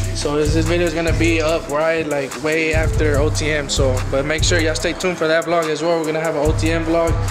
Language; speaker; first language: English; early bilingual, other home language; Spanish